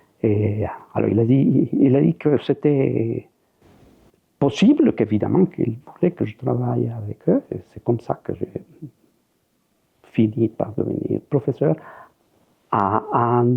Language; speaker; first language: French; non-native, fluent; Spanish